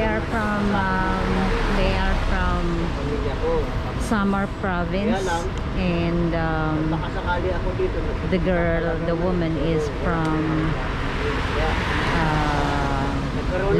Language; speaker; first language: English; non-native, local second language; Filipino